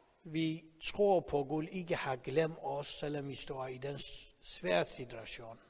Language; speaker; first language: Danish; non-native, learner; Persian